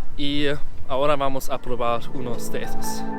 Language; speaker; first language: Spanish; non-native, learner; German